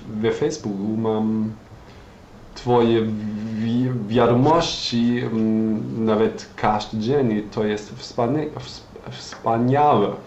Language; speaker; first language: Polish; non-native, learner; German